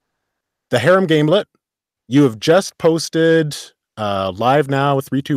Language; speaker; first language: English; native; English